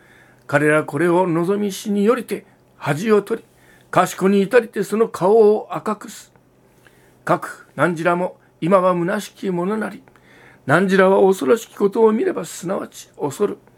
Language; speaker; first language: Japanese; native; Japanese